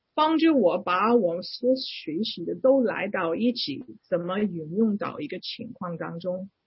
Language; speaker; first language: Chinese; non-native, fluent; English